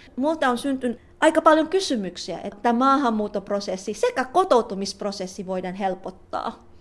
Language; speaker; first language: Finnish; non-native, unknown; Filipino